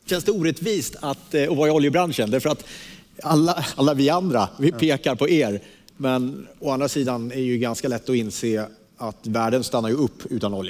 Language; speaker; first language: Swedish; native; Swedish